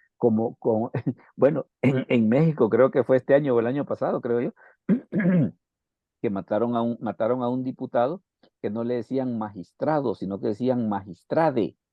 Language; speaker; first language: Spanish; native; Spanish